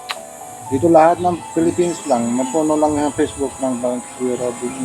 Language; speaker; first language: Filipino; non-native, learner; Punjabi